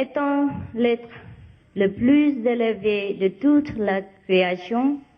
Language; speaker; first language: French; non-native, learner; Vietnamese